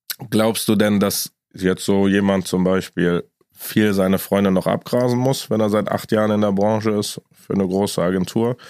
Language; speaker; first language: German; native; German